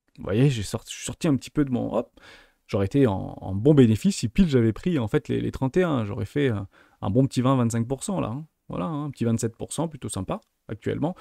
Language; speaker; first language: French; native; French